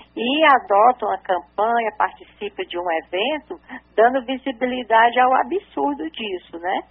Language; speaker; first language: Portuguese; native; Portuguese